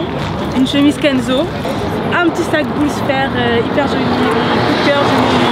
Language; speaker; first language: French; native; French